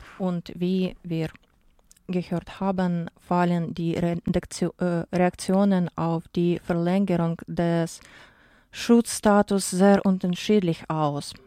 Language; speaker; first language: German; non-native, fluent; Ukrainian